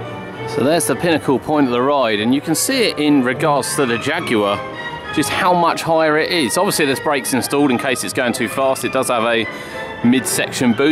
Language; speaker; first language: English; native; English